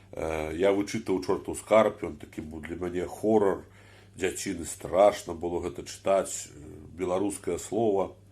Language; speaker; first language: Belarusian; native; Belarusian